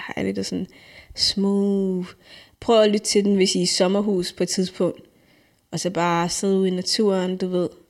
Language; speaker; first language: Danish; native; Danish